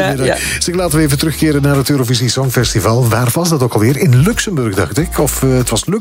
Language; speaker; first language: Dutch; native; Dutch